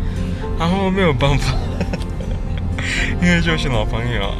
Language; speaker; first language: Chinese; non-native, fluent; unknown